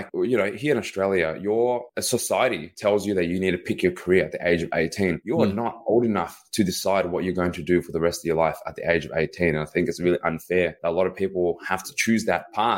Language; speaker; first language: English; native; English